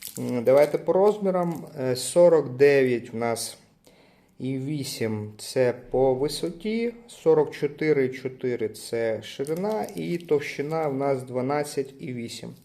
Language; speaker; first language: Ukrainian; non-native, local second language; Russian